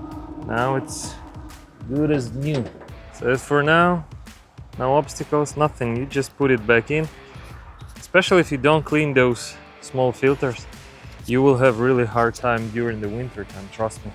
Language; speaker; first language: English; non-native, fluent; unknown